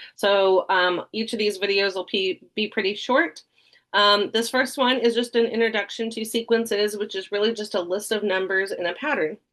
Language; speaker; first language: English; native; English